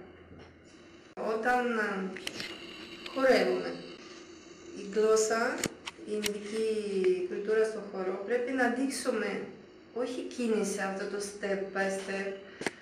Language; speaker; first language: Greek; non-native, learner; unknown